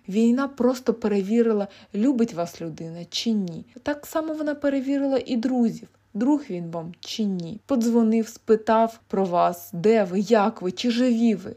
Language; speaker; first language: Ukrainian; native; Ukrainian